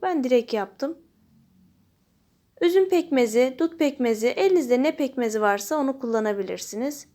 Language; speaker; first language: Turkish; native; Turkish